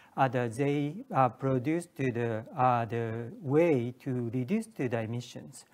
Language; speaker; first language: English; non-native, learner; Japanese